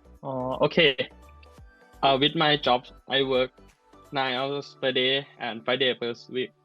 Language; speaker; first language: English; non-native, learner; Thai